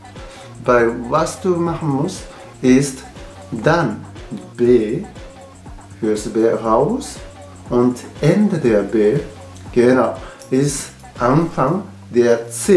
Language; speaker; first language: German; non-native, learner; Japanese